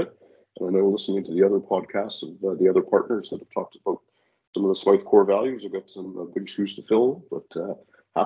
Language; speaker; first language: English; native; English